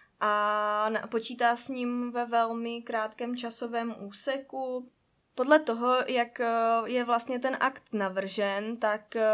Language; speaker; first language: Czech; native; Czech